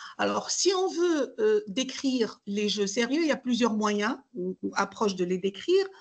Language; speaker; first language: French; non-native, local second language; Arabic